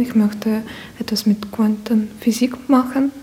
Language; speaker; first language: German; non-native, learner; Ukrainian